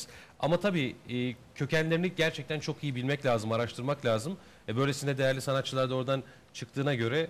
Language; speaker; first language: Turkish; native; Turkish